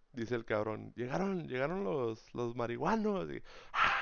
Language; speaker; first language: Spanish; early bilingual, other home language; English